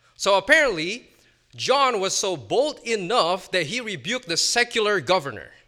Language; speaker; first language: English; non-native, fluent; Indonesian